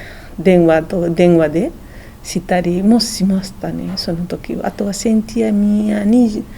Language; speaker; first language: Japanese; non-native, fluent; Nepali